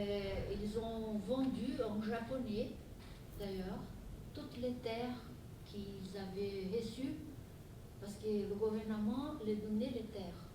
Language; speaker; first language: French; non-native, fluent; Portuguese